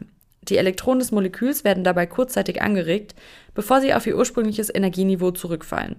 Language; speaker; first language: German; native; German